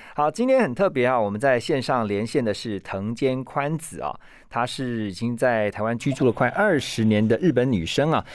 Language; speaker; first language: Chinese; native; Chinese